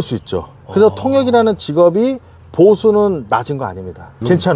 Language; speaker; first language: Korean; native; Korean